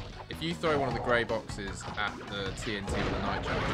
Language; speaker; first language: English; native; English